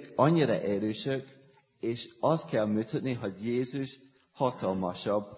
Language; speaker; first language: Hungarian; non-native, fluent; English